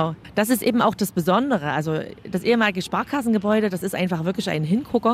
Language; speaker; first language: German; native; German